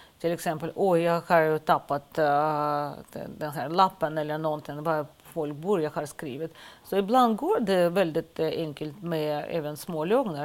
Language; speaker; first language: Swedish; non-native, fluent; Russian